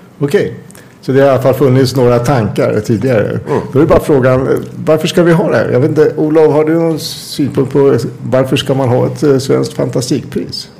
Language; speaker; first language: Swedish; native; Swedish